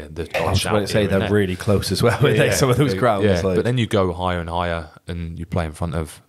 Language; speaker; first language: English; native; English